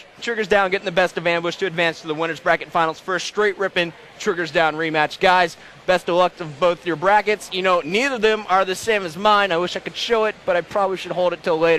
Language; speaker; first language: English; native; English